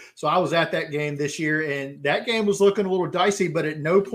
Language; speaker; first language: English; native; English